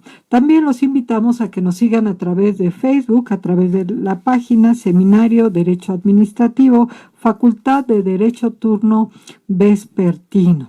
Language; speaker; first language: Spanish; native; Spanish